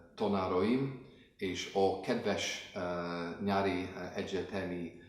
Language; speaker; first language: Hungarian; non-native, learner; English